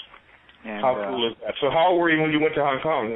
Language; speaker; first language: English; native; English